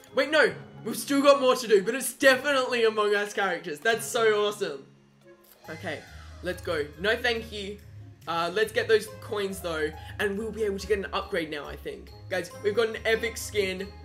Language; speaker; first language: English; native; English